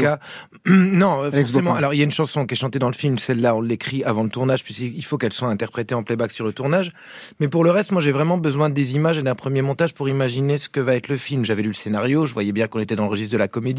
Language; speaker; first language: French; native; French